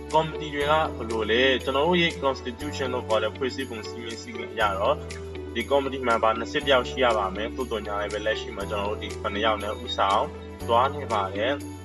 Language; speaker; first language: Burmese; non-native, local second language; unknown